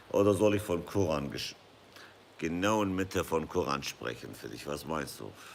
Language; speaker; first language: German; non-native, fluent; Kurdish